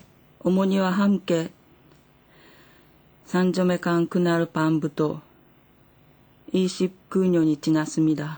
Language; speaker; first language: Korean; non-native, fluent; Japanese